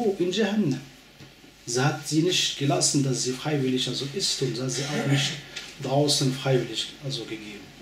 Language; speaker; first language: German; non-native, fluent; Arabic